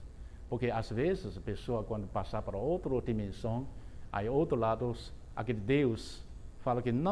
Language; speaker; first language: Portuguese; non-native, fluent; Chinese